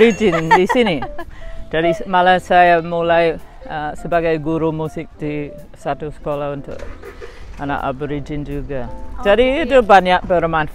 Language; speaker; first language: Indonesian; non-native, fluent; English